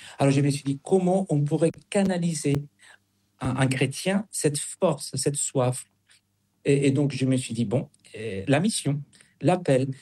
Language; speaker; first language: French; non-native, fluent; Spanish